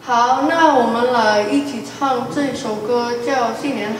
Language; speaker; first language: Chinese; non-native, learner; Indonesian